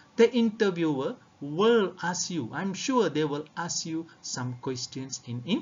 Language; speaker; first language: English; non-native, local second language; Tamil